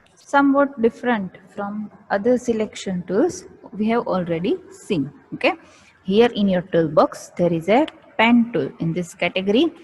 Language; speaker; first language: English; non-native, local second language; Gujarati